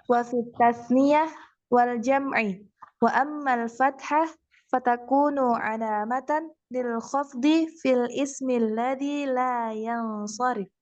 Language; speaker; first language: Arabic; non-native, learner; Indonesian